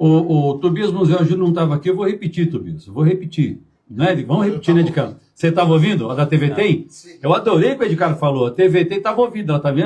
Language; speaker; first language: Portuguese; native; Portuguese